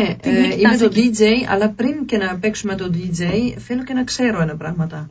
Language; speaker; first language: Greek; non-native, learner; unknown